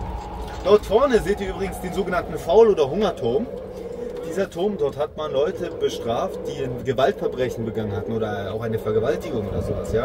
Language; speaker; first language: German; native; German